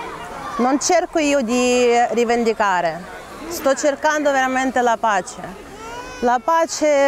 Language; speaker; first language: Italian; non-native, fluent; Ukrainian